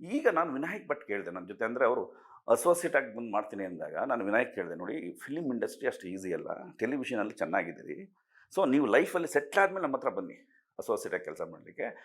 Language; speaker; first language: Kannada; native; Kannada